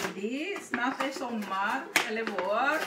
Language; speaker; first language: Swedish; non-native, fluent; Indonesian